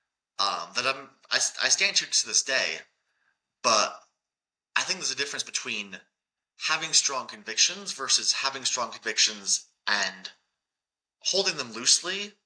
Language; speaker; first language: English; native; English